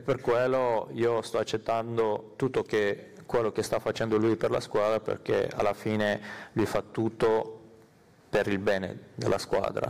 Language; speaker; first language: Italian; non-native, fluent; Armenian